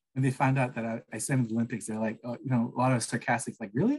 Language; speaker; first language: English; non-native, fluent; Korean